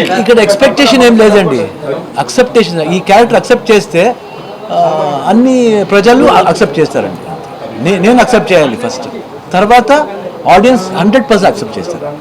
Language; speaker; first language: Telugu; non-native, learner; Kannada